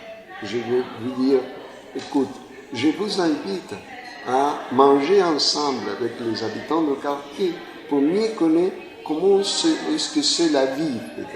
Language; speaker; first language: French; non-native, fluent; Spanish